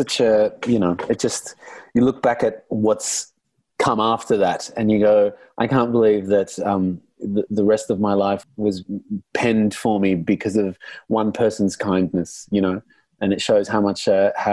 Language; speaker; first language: English; non-native, local second language; Arabic